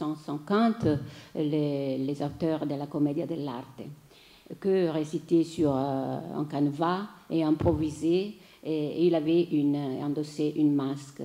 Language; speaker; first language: French; non-native, fluent; Italian